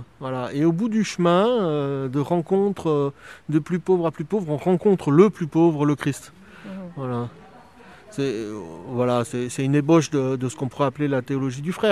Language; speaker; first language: French; native; French